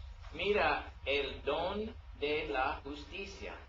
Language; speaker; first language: Spanish; non-native, learner; English